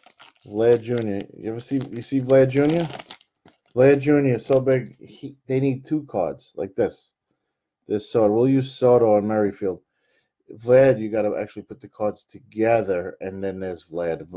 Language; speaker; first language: English; native; English